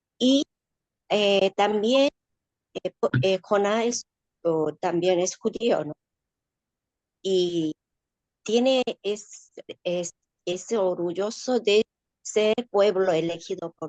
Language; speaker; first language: Spanish; non-native, learner; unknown